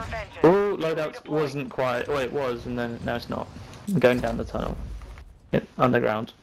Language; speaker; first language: English; native; English